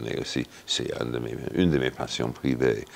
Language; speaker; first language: French; non-native, fluent; English